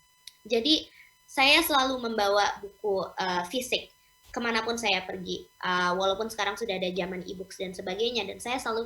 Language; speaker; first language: Indonesian; non-native, local second language; English